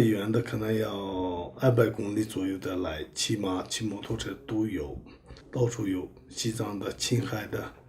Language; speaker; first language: Chinese; non-native, local second language; Tibetan